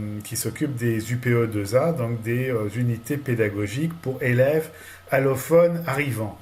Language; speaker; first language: French; native; French